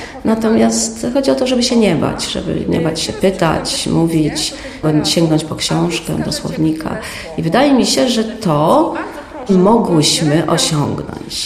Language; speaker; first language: Polish; native; Polish